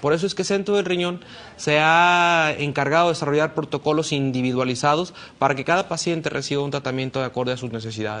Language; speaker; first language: Spanish; native; Spanish